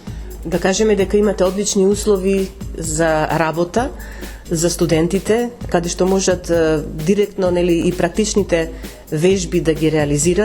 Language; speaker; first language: Macedonian; native; Macedonian